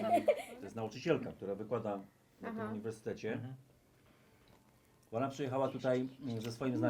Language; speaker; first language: Polish; early bilingual, heritage; English